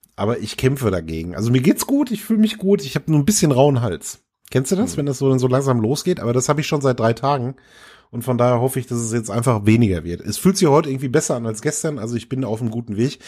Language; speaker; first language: German; native; German